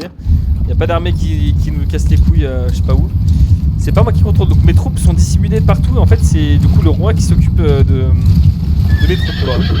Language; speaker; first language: French; native; French